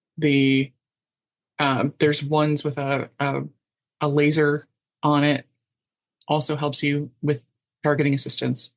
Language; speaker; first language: English; native; English